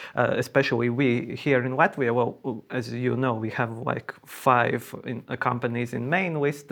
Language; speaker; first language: English; non-native, fluent; Latvian